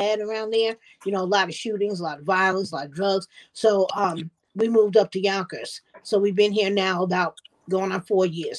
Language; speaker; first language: English; native; English